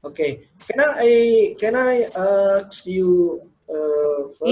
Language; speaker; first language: English; non-native, learner; Indonesian